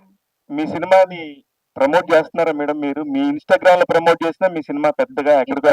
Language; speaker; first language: Telugu; native; Telugu